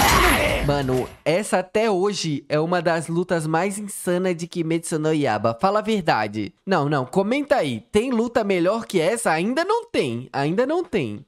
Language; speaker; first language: Portuguese; native; Portuguese